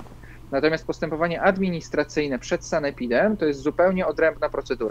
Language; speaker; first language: Polish; native; Polish